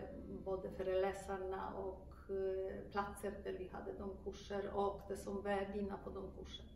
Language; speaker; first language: Swedish; non-native, fluent; Polish